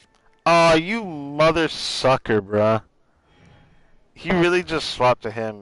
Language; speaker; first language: English; native; English